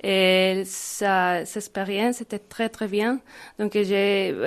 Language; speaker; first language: French; non-native, learner; Spanish